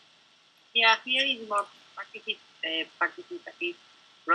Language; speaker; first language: English; non-native, learner; Spanish